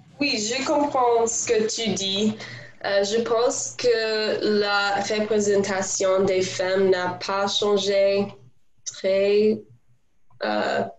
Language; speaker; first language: French; non-native, learner; English